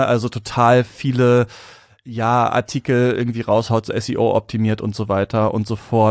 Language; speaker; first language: German; native; German